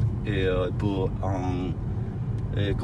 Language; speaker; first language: French; non-native, learner; Spanish